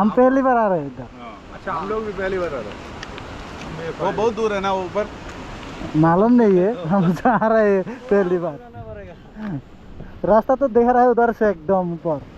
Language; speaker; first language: Hindi; non-native, local second language; Bangla